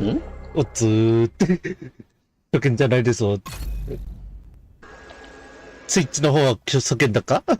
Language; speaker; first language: Japanese; native; Japanese